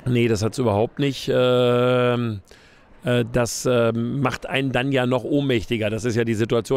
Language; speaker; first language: German; native; German